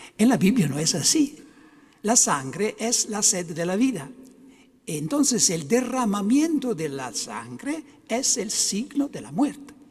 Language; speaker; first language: Spanish; non-native, fluent; Italian